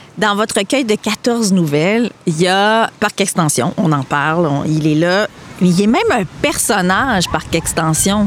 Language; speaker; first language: French; native; French